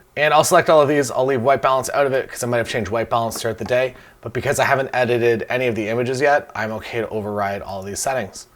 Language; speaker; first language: English; native; English